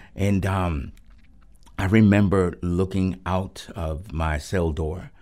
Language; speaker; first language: English; early bilingual, other home language; Spanish